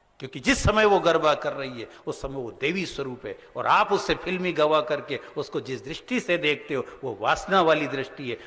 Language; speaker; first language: Hindi; native; Hindi